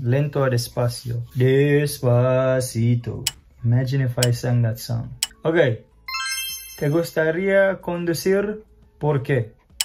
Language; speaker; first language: Spanish; non-native, fluent; English